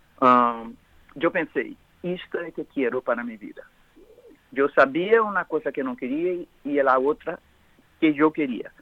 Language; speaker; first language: Spanish; non-native, learner; Portuguese